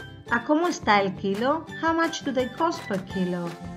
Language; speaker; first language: Spanish; native; Spanish